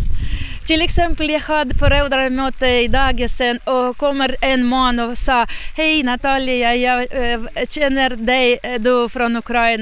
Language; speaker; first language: Swedish; non-native, learner; Ukrainian